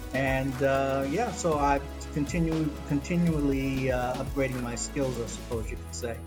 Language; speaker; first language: English; native; English